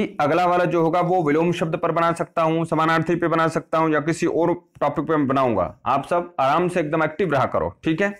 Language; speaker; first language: Hindi; native; Hindi